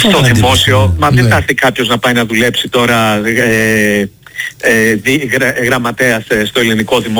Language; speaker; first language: Greek; native; Greek